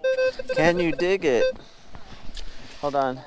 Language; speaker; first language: English; native; English